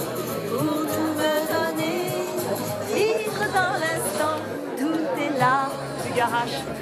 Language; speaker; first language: French; native; French